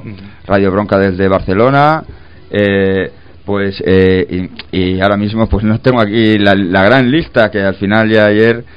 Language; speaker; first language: Spanish; native; Spanish